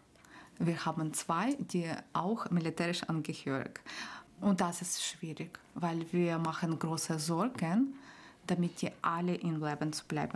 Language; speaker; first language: German; non-native, learner; Ukrainian